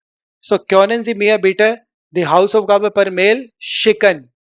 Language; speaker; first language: German; non-native, fluent; Hindi